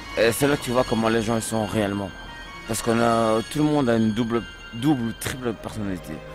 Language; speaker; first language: French; early bilingual, other home language; Portuguese